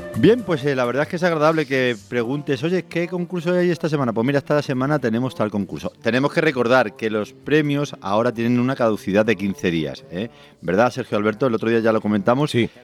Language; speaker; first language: Spanish; native; Spanish